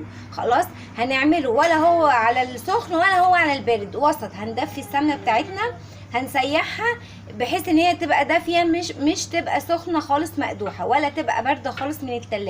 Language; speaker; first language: Arabic; native; Arabic